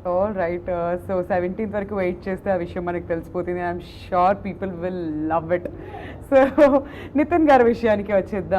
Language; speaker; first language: Telugu; native; Telugu